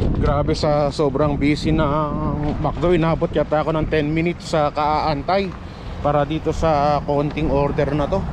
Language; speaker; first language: Filipino; native; Filipino